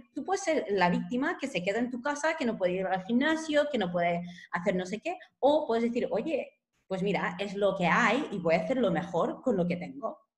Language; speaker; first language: Spanish; non-native, fluent; English